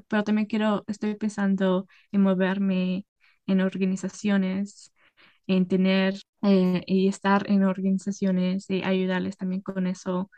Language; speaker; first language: Spanish; early bilingual, heritage; Spanish